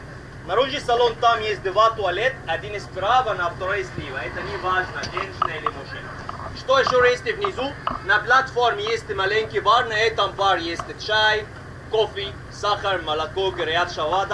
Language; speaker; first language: Russian; non-native, learner; Arabic